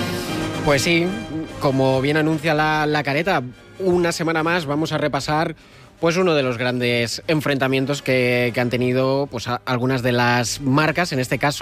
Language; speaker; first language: Spanish; native; Spanish